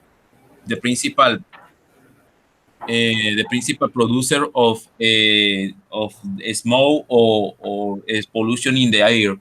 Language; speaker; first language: English; non-native, learner; Spanish